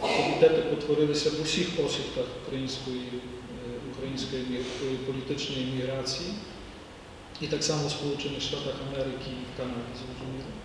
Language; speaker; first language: Ukrainian; native; Ukrainian